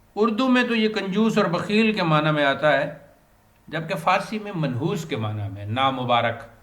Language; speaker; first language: Urdu; non-native, local second language; Punjabi